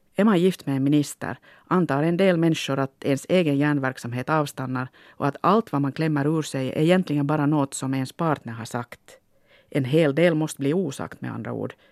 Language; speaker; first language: Swedish; non-native, local second language; Finnish